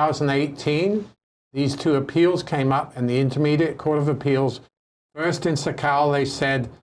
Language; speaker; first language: English; native; English